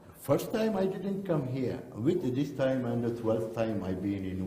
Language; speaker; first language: English; non-native, learner; Turkish